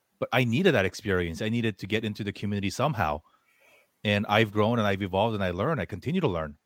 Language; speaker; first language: English; early bilingual, other home language; Korean